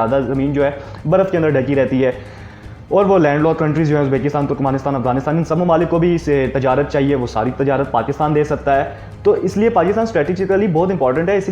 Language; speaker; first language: Urdu; non-native, local second language; Punjabi